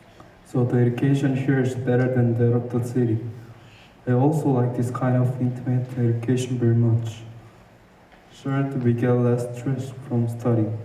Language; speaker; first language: English; non-native, fluent; Korean